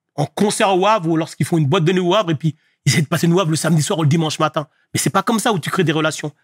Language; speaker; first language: French; native; French